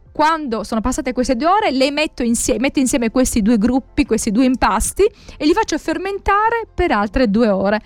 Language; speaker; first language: Italian; native; Italian